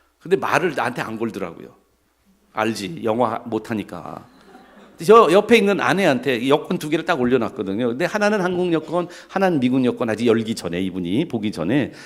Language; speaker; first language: Korean; native; Korean